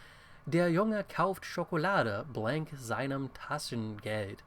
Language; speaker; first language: German; non-native, fluent; English